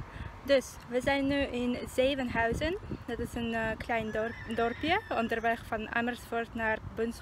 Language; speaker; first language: Dutch; non-native, learner; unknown